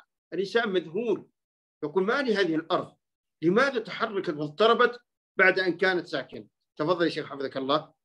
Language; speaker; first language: Arabic; native; Arabic